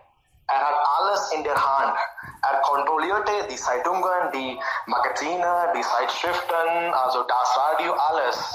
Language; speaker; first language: German; non-native, learner; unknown